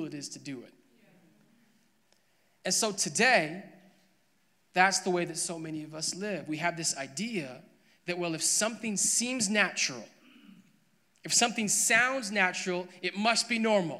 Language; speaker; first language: English; native; English